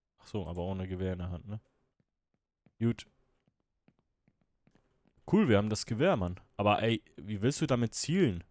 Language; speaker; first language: German; native; German